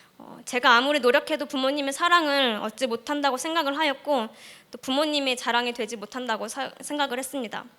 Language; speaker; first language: Korean; early bilingual, heritage; Korean